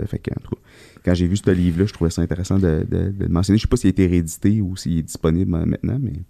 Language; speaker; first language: French; native; French